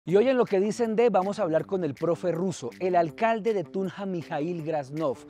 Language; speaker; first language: Spanish; native; Spanish